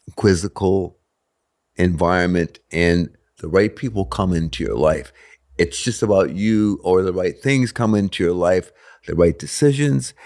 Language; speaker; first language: English; native; English